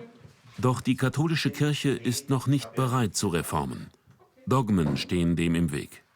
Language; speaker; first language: German; native; German